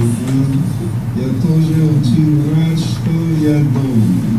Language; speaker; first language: Russian; non-native, learner; English